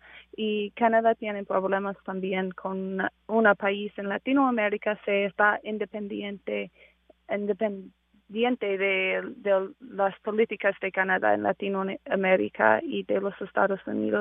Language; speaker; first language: Spanish; non-native, fluent; English